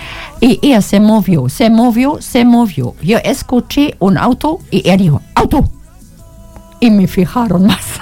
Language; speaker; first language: Spanish; non-native, learner; German